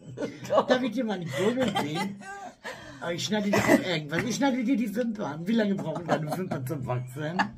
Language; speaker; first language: German; native; German